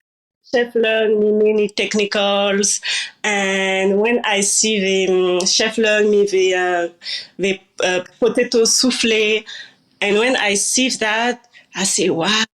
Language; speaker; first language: English; non-native, learner; French